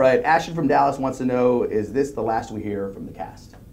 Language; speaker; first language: English; native; English